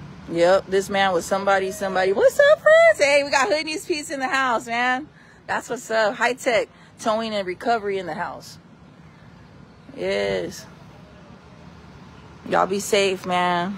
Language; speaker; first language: English; early bilingual, other home language; Spanish